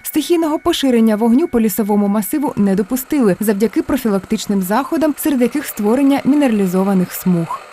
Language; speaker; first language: Ukrainian; native; Ukrainian